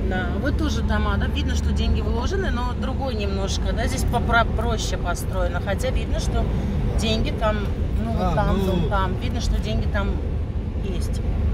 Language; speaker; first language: Russian; native; Russian